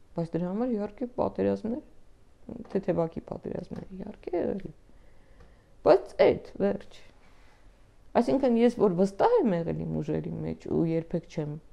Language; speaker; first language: Armenian; native; Armenian